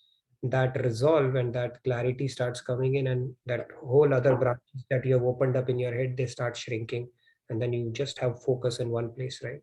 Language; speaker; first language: English; non-native, local second language; Hindi